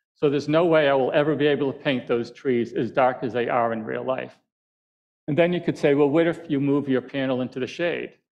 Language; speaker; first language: English; native; English